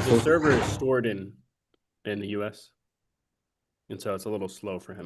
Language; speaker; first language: English; native; English